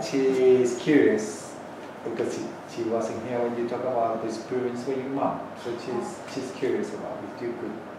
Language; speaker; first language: English; non-native, fluent; Spanish